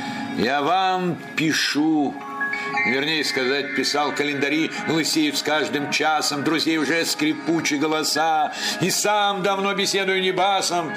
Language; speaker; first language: Russian; native; Russian